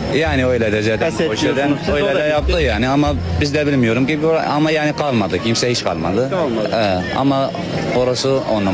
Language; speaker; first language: Turkish; non-native, learner; Arabic